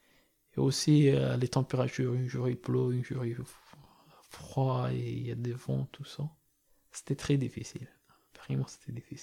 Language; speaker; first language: French; non-native, learner; Persian